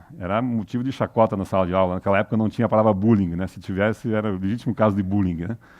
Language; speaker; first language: Portuguese; non-native, local second language; German